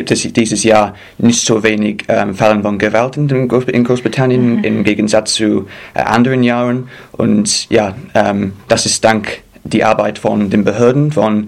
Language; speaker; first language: German; non-native, fluent; English